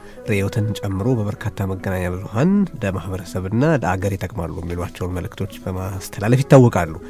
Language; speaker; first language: Amharic; native; Amharic